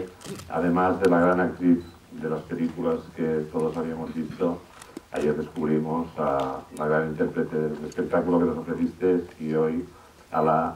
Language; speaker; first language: Spanish; native; Spanish